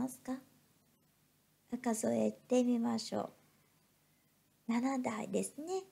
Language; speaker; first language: Japanese; non-native, fluent; Vietnamese